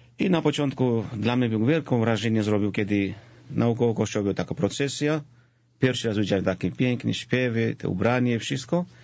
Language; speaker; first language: Polish; non-native, fluent; Georgian